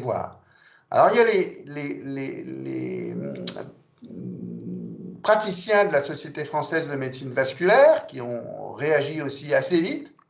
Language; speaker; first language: French; native; French